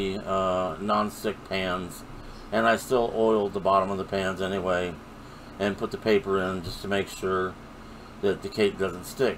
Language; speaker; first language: English; native; English